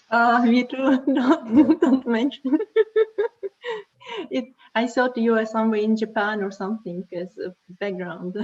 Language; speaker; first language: English; non-native, learner; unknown